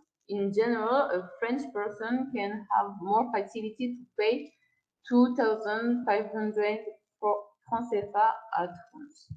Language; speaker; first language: English; non-native, learner; French